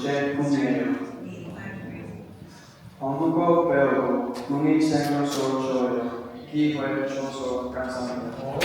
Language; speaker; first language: Korean; non-native, learner; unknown